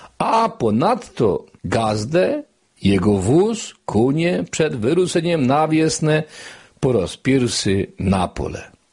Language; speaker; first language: Polish; native; Polish